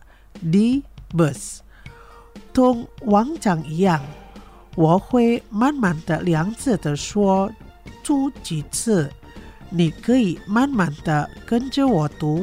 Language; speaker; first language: Chinese; non-native, fluent; Indonesian